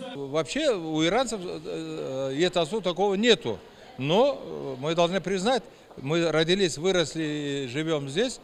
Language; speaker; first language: Russian; non-native, local second language; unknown